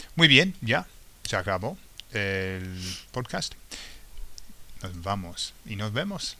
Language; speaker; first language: Spanish; non-native, fluent; English